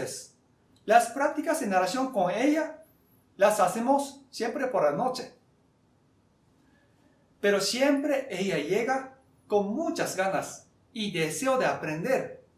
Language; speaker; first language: Spanish; non-native, fluent; Japanese